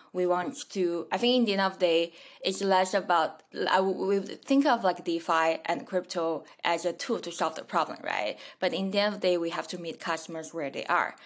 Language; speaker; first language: English; non-native, fluent; Chinese